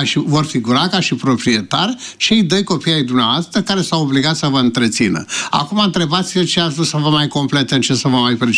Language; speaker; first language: Romanian; native; Romanian